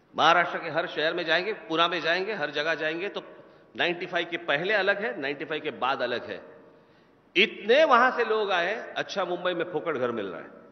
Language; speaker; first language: Hindi; non-native, local second language; Marathi